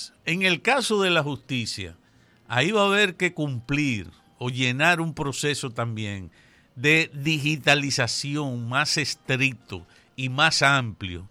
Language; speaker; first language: Spanish; native; Spanish